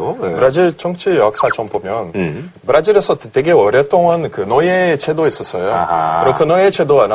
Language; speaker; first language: Korean; non-native, fluent; Portuguese